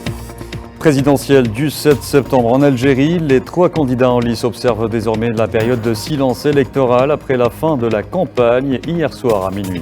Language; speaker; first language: French; non-native, local second language; Arabic